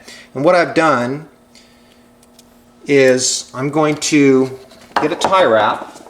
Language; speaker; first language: English; native; English